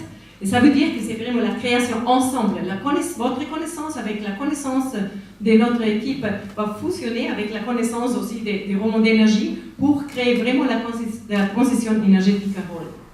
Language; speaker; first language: French; non-native, fluent; Spanish